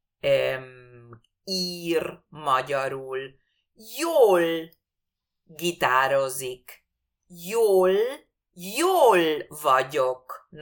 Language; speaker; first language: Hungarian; non-native, fluent; Spanish